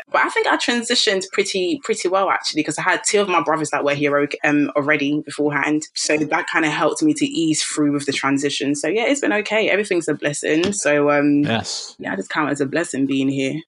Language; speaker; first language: English; early bilingual, other home language; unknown